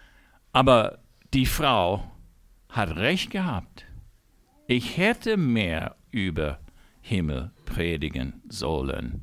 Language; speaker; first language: German; non-native, fluent; English